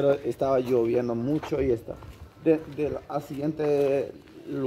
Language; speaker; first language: Spanish; native; Spanish